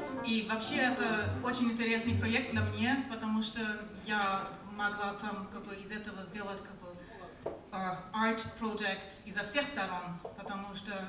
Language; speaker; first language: Russian; non-native, learner; German